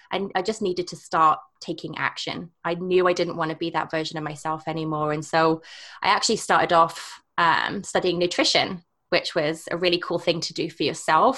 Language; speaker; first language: English; native; English